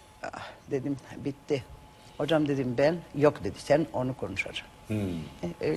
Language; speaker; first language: Turkish; non-native, learner; Macedonian